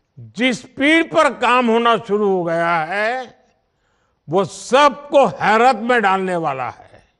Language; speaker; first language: Hindi; non-native, local second language; Gujarati